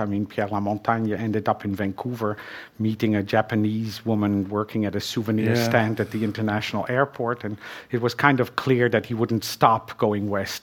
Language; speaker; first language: English; non-native, fluent; Dutch